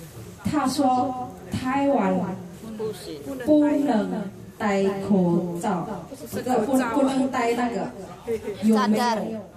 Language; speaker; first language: Chinese; non-native, learner; Indonesian